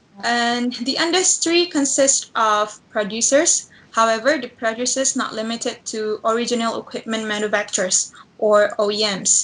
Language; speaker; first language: English; non-native, learner; Indonesian